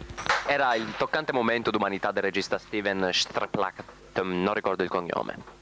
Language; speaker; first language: Italian; native; Italian